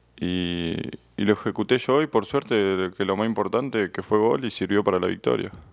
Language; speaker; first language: Spanish; native; Spanish